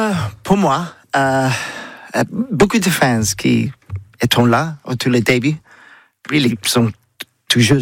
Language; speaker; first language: French; non-native, learner; English